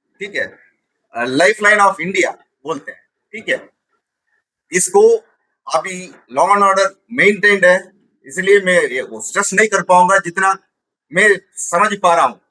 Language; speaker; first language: Hindi; non-native, local second language; Tamil